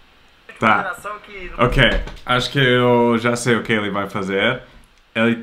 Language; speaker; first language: Portuguese; non-native, fluent; English